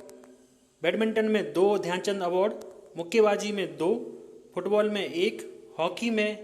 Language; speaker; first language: Hindi; native; Hindi